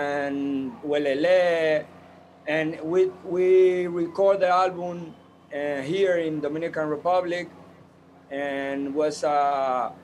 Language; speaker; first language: English; non-native, fluent; Spanish